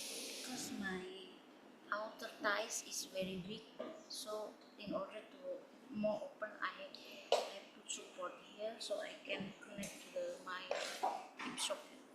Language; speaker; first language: English; non-native, learner; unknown